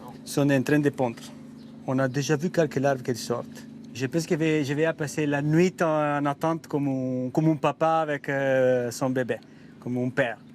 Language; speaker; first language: French; non-native, fluent; Italian